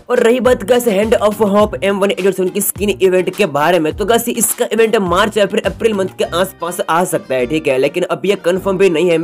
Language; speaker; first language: Hindi; native; Hindi